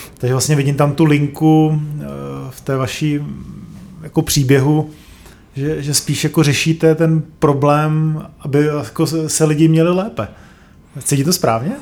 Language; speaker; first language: Czech; native; Czech